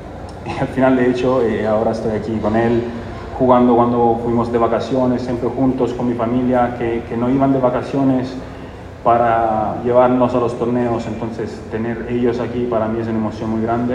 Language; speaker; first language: Spanish; non-native, fluent; Italian